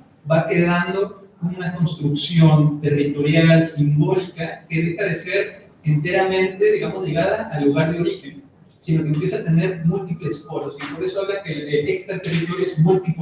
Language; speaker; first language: Spanish; native; Spanish